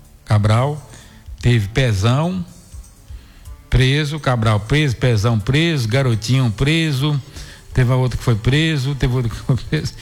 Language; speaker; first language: Portuguese; native; Portuguese